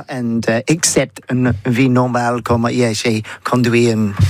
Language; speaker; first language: French; non-native, learner; English